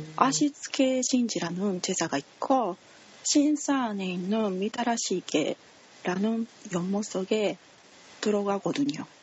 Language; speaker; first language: Korean; non-native, learner; Japanese